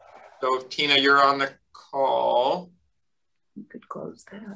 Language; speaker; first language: English; native; English